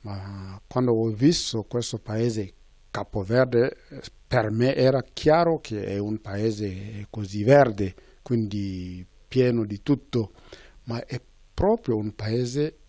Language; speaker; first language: Italian; non-native, fluent; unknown